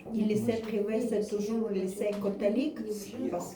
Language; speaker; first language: French; non-native, learner; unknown